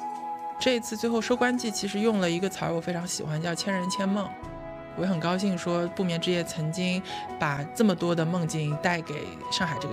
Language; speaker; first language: Chinese; native; Chinese